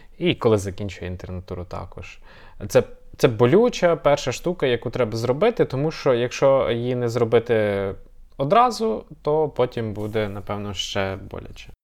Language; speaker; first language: Ukrainian; native; Ukrainian